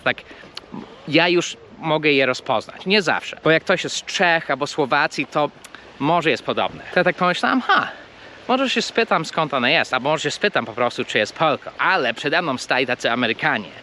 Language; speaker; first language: Polish; early bilingual, heritage; Polish